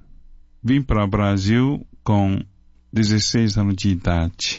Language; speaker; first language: Portuguese; non-native, fluent; Chinese